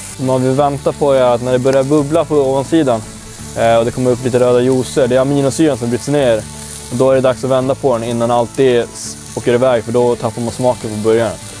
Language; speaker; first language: Swedish; native; Swedish